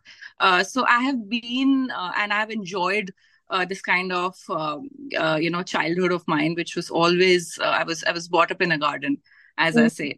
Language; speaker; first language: English; non-native, local second language; Hindi